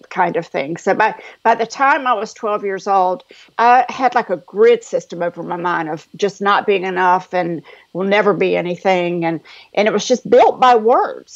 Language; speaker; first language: English; native; English